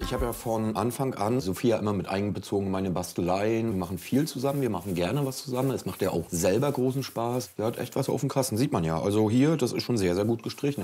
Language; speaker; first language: German; native; German